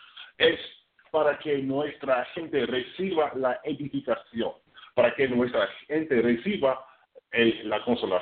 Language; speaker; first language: Spanish; non-native, fluent; English